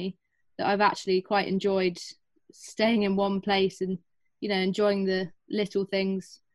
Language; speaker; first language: English; native; English